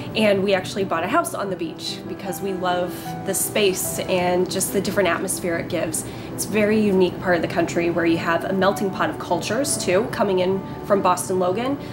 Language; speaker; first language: English; native; English